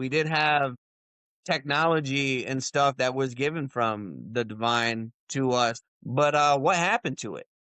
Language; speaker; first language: English; native; English